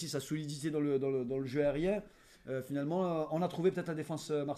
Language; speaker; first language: French; native; French